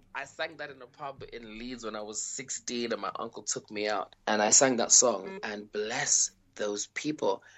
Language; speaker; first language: English; early bilingual, other home language; Shona